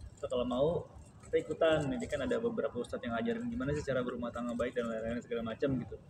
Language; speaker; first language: Indonesian; native; Indonesian